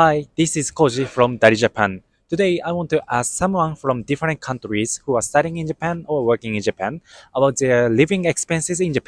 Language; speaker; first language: English; non-native, fluent; Japanese